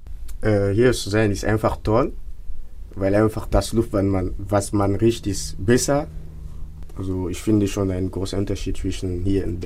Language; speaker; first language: German; non-native, fluent; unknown